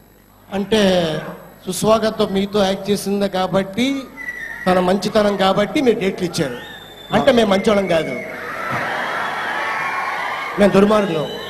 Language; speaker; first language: Telugu; native; Telugu